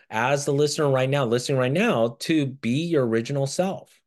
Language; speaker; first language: English; early bilingual, other home language; Japanese